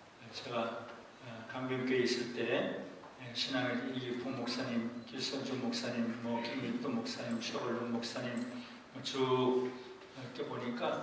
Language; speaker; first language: Korean; native; Korean